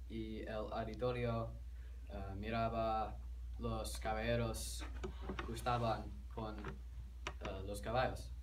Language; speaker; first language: Spanish; non-native, learner; English